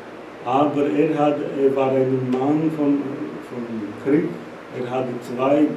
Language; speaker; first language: German; non-native, learner; Portuguese